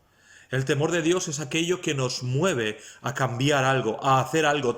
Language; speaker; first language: Spanish; native; Spanish